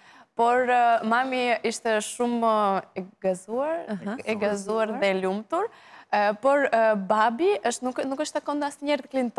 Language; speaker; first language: Albanian; non-native, learner; Russian